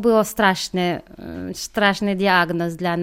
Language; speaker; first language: Polish; non-native, learner; Chechen